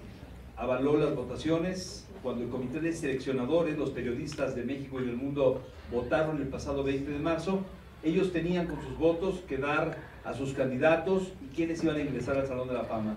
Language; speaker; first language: Spanish; native; Spanish